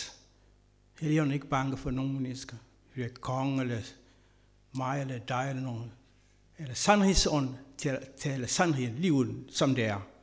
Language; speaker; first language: Danish; non-native, fluent; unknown